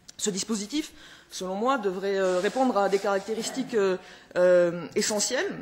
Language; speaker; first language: French; native; French